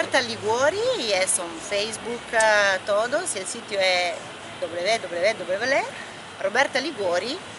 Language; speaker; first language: Spanish; non-native, fluent; Italian